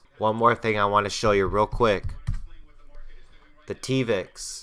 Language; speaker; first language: English; native; English